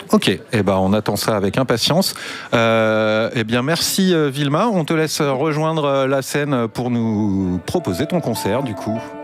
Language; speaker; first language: French; native; French